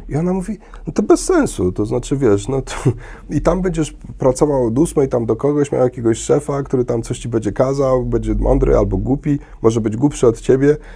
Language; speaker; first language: Polish; early bilingual, heritage; Polish